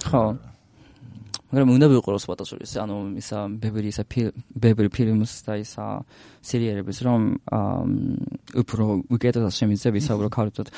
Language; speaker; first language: Georgian; non-native, learner; Japanese